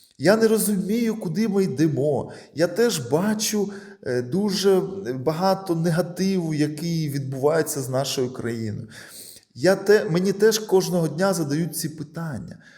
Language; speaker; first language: Ukrainian; non-native, local second language; Russian